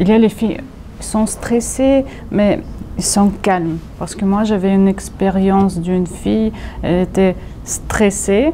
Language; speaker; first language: French; non-native, fluent; Russian